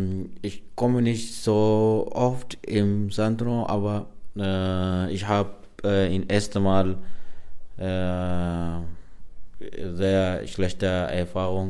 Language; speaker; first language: German; non-native, learner; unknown